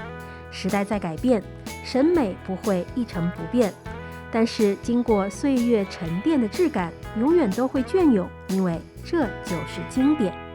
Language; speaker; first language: Chinese; native; Chinese